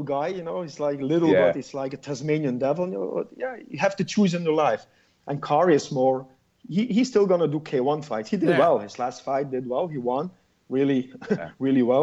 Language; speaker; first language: English; non-native, fluent; Dutch